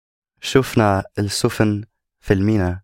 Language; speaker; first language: Arabic; non-native, learner; English